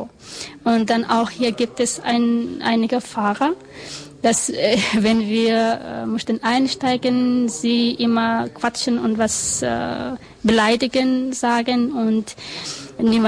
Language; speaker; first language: German; non-native, learner; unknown